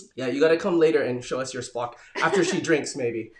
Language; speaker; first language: English; early bilingual, other home language; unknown